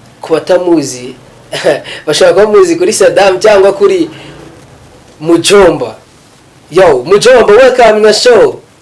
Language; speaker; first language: Kinyarwanda; native; Kinyarwanda